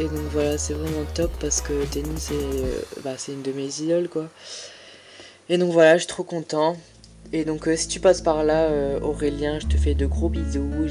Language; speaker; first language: French; native; French